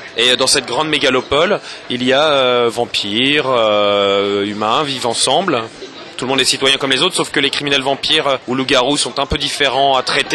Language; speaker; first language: French; native; French